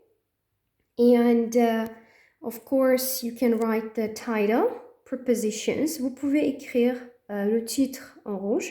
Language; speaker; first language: French; native; French